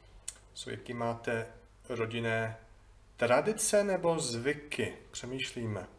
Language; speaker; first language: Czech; non-native, fluent; English